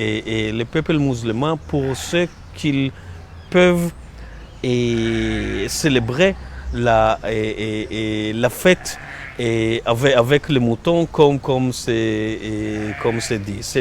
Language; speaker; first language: French; non-native, learner; Hebrew